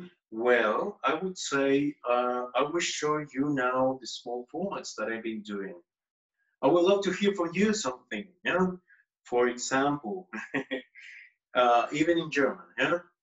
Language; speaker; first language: English; non-native, fluent; Spanish